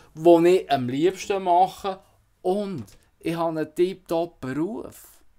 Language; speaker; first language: German; native; German